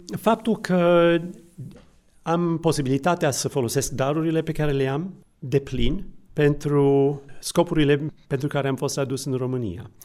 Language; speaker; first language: Romanian; non-native, fluent; English